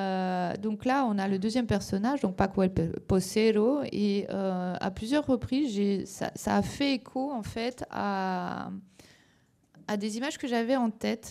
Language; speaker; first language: French; native; French